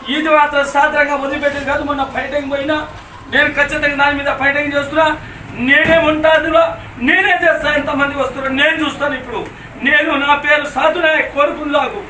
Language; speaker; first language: Telugu; non-native, local second language; Lambadi